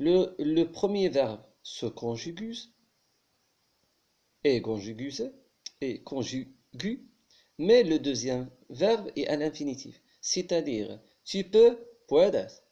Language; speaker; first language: French; non-native, local second language; Arabic